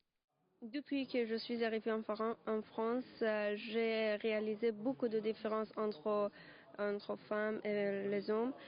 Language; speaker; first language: French; non-native, learner; Persian